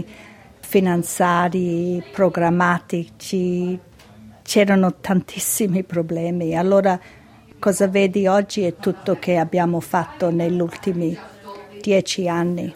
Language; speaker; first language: Italian; early bilingual, heritage; Italian